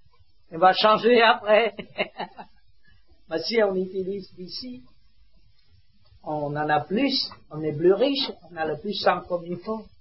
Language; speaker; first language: French; non-native, learner; Vietnamese